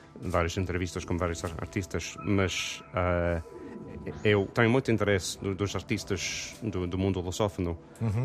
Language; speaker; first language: Portuguese; non-native, learner; English